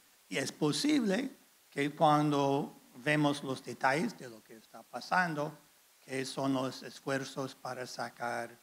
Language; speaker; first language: Spanish; non-native, fluent; English